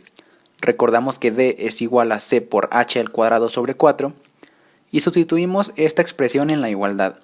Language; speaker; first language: Spanish; native; Spanish